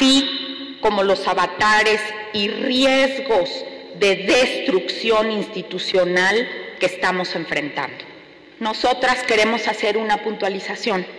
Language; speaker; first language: Spanish; native; Spanish